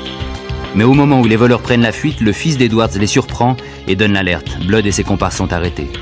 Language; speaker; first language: French; native; French